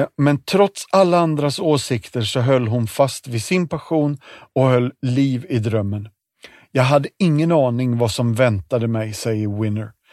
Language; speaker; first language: Swedish; native; Swedish